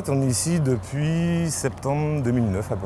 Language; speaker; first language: French; native; French